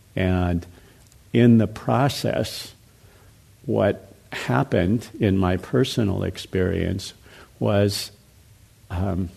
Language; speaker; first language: English; native; English